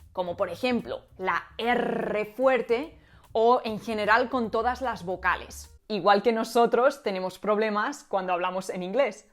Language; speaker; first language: Spanish; native; Spanish